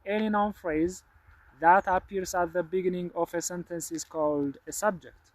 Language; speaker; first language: English; non-native, local second language; Amharic